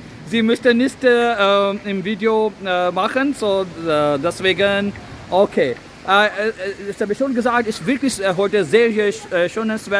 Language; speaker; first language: German; non-native, learner; Urdu